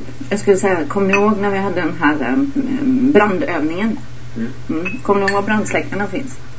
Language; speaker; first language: Swedish; native; Swedish